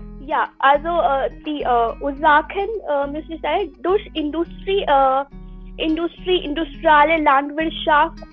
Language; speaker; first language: German; non-native, learner; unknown